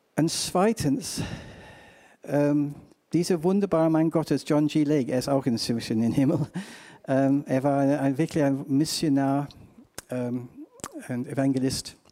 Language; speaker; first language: German; non-native, fluent; English